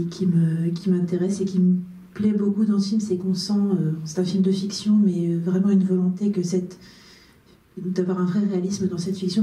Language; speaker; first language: French; native; French